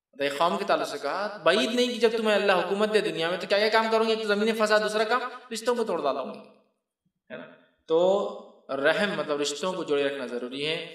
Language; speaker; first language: Urdu; native; Urdu